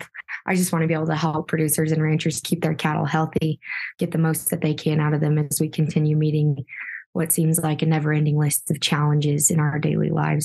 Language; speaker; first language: English; native; English